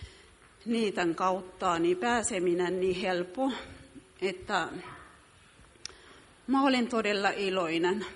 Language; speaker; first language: Finnish; non-native, fluent; Amharic